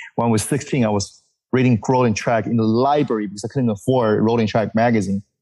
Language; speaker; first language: English; early bilingual, other home language; Chinese